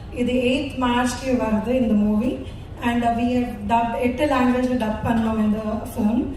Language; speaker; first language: Tamil; non-native, learner; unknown